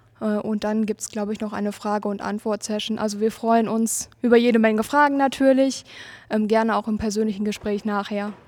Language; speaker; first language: German; native; German